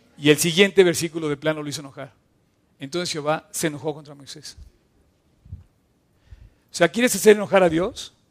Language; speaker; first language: Spanish; native; Spanish